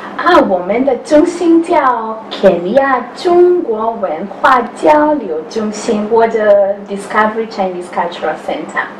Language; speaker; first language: Chinese; non-native, fluent; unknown